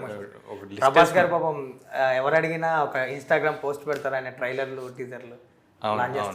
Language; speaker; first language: Telugu; native; Telugu